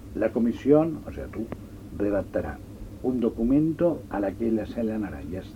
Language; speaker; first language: Spanish; non-native, local second language; Catalan